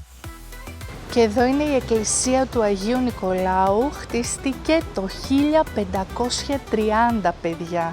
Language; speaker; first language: Greek; native; Greek